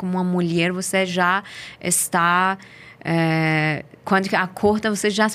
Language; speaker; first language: Portuguese; non-native, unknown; Persian